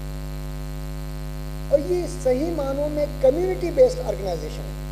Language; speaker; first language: Urdu; non-native, local second language; Northern Hindko